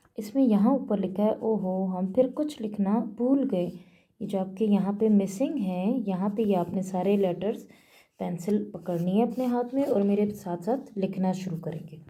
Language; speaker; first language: Urdu; native; Urdu